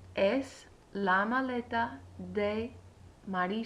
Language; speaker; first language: Spanish; non-native, fluent; English